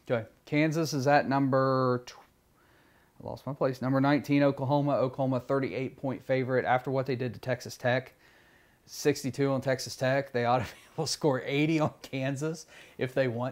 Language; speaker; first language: English; native; English